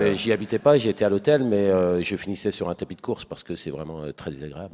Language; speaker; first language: French; native; French